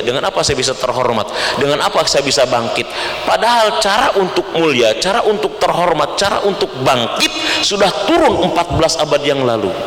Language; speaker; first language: Indonesian; native; Indonesian